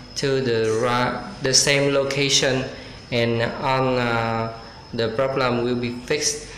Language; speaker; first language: English; non-native, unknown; Vietnamese